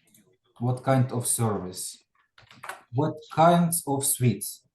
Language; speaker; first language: English; non-native, fluent; Ukrainian